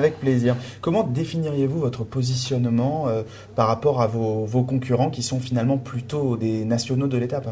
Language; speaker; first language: French; native; French